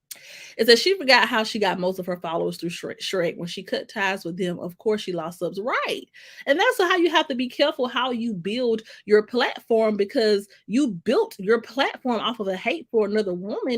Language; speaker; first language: English; native; English